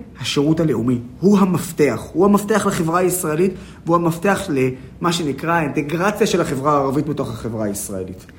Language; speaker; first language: Hebrew; non-native, local second language; Arabic